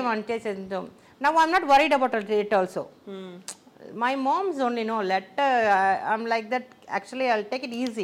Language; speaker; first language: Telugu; non-native, local second language; Tamil